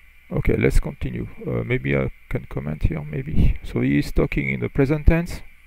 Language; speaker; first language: English; non-native, fluent; French